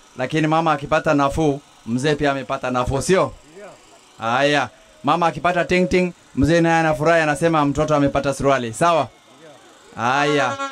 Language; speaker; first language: Swahili; non-native, local second language; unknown